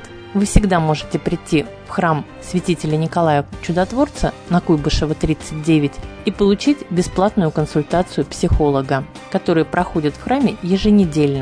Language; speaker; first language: Russian; native; Russian